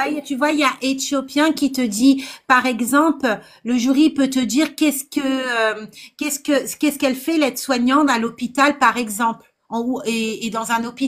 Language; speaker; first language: French; native; French